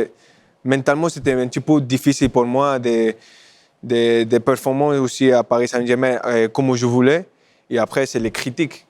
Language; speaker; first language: French; non-native, fluent; Spanish